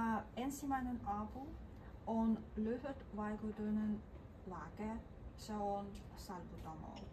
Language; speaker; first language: Finnish; non-native, learner; Russian